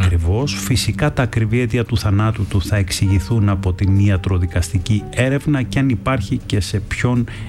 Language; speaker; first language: Greek; native; Greek